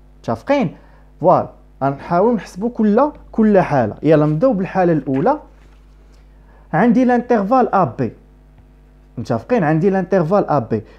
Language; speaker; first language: Arabic; native; Arabic